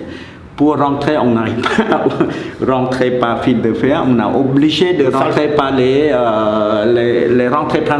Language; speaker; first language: French; non-native, fluent; Khmer